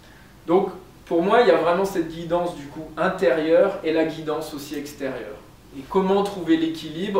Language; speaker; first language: French; native; French